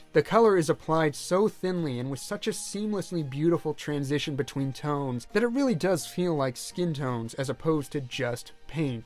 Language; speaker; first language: English; native; English